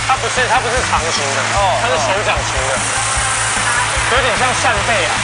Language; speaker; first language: Chinese; native; Chinese